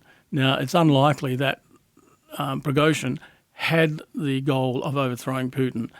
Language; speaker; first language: English; native; English